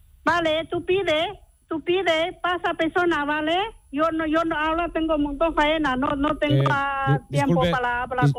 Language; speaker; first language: Spanish; non-native, learner; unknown